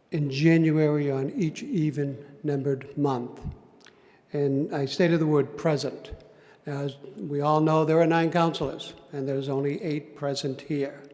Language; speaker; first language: English; native; English